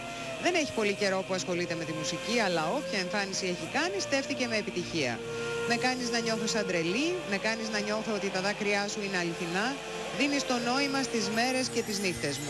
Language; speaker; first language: Greek; native; Greek